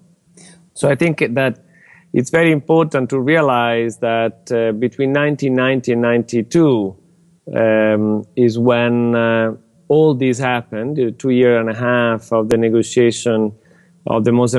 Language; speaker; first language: English; non-native, fluent; Italian